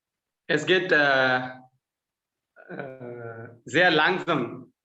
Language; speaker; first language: German; non-native, learner; Tamil